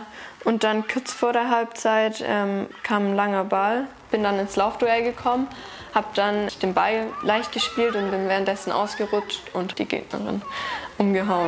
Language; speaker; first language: German; native; German